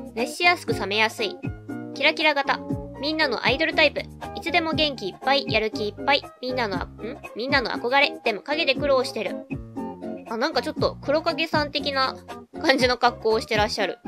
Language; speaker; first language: Japanese; native; Japanese